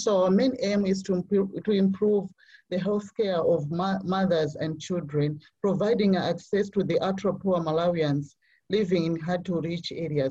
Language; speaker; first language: English; non-native, local second language; Nyanja